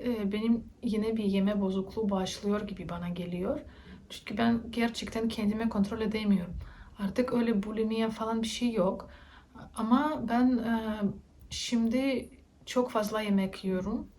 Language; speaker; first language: Turkish; non-native, learner; Russian